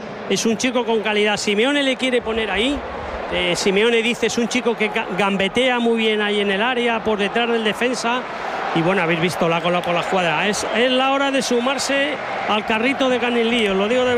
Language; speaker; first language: Spanish; native; Spanish